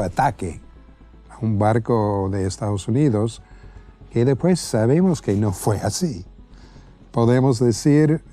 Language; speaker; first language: Spanish; non-native, fluent; English